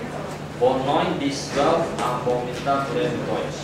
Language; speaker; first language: German; non-native, learner; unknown